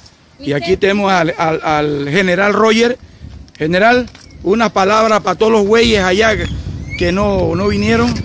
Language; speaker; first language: Spanish; native; Spanish